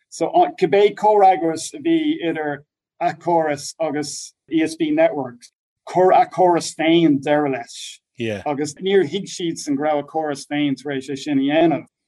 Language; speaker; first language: Irish; non-native, local second language; English